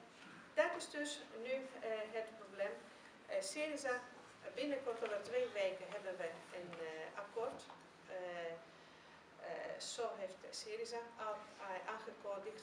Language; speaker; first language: Dutch; non-native, fluent; Greek